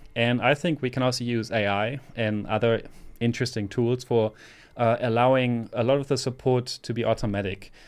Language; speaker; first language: English; non-native, fluent; German